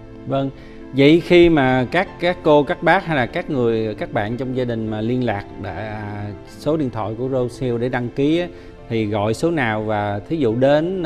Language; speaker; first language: Vietnamese; early bilingual, heritage; Vietnamese